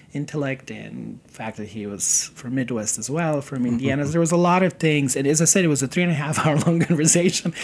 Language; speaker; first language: English; non-native, fluent; Serbian